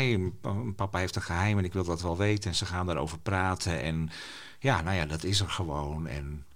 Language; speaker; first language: Dutch; non-native, local second language; Western Frisian